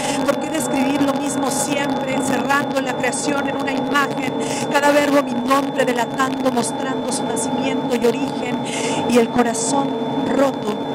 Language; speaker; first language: Spanish; native; Spanish